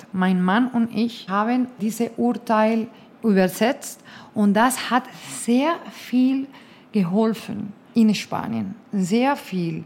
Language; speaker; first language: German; non-native, fluent; Spanish